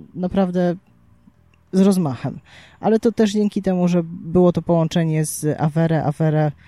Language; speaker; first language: Polish; native; Polish